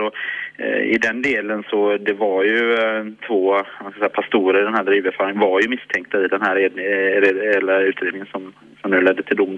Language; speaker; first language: Swedish; native; Swedish